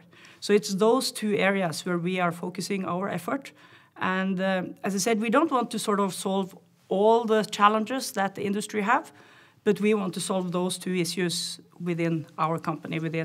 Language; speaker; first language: English; non-native, fluent; Norwegian